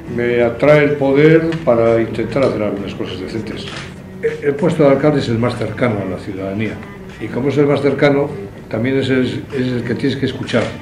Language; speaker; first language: Spanish; non-native, local second language; Basque